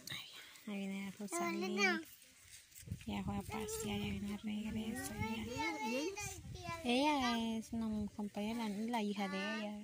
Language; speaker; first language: Spanish; native; Spanish